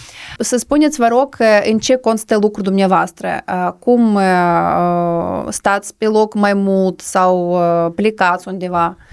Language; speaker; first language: Romanian; non-native, local second language; Russian